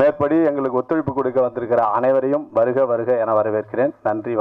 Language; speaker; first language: Tamil; native; Tamil